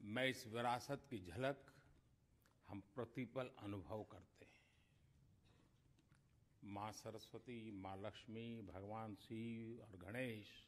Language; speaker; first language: Hindi; native; Hindi